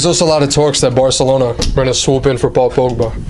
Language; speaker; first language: English; native; English